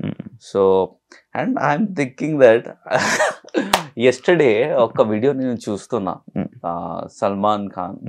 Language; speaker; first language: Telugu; non-native, learner; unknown